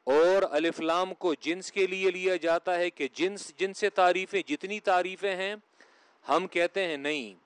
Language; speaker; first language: Urdu; non-native, local second language; Pashto